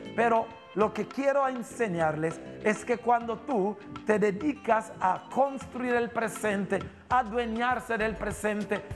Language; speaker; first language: Spanish; non-native, local second language; English